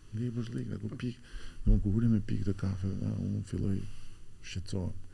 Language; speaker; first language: Albanian; native; Albanian